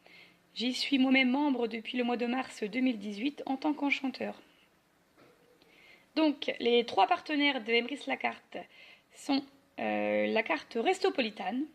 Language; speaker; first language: French; native; French